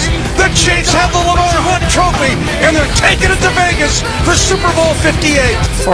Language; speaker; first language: English; native; English